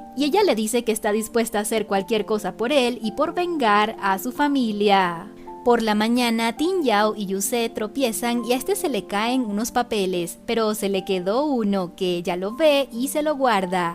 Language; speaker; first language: Spanish; native; Spanish